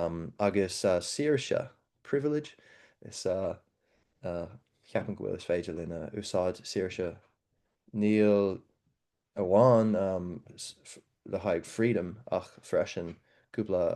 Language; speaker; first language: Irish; non-native, learner; English